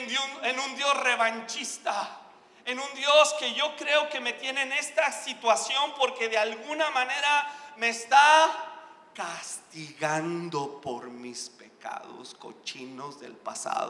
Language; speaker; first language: Spanish; native; Spanish